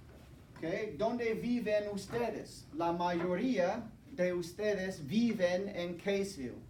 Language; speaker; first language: Spanish; non-native, fluent; English